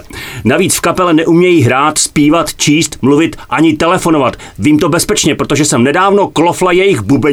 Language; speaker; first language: Czech; native; Czech